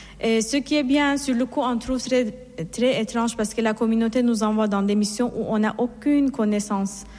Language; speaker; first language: French; non-native, fluent; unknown